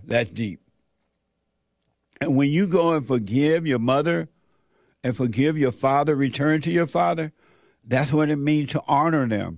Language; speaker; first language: English; native; English